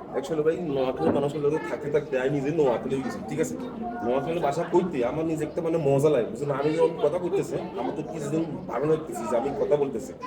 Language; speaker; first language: Bangla; non-native, fluent; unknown